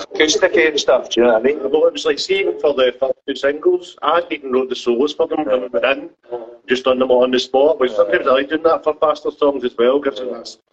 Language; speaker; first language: English; native; English